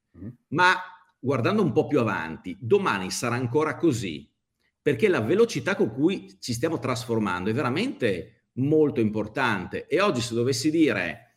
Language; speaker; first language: Italian; native; Italian